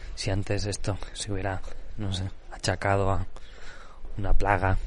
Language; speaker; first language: Spanish; non-native, local second language; Catalan